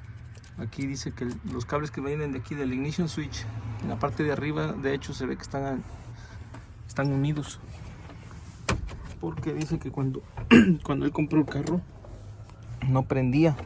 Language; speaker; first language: Spanish; native; Spanish